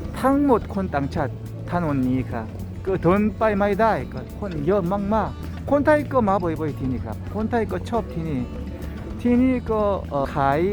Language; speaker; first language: Thai; non-native, learner; Korean